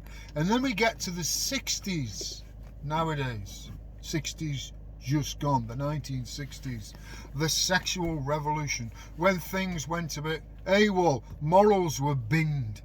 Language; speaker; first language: English; native; English